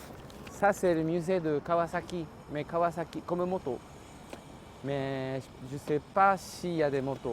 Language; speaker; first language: French; non-native, fluent; Japanese